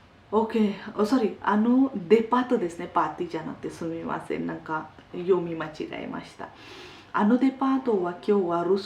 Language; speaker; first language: Japanese; non-native, fluent; Hindi